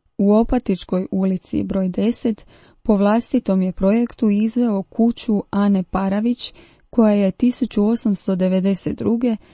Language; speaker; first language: Croatian; native; Croatian